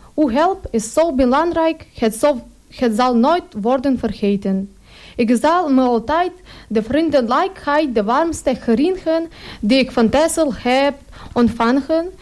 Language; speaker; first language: Dutch; non-native, learner; Ukrainian